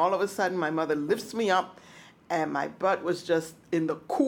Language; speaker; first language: English; early bilingual, other home language; Spanish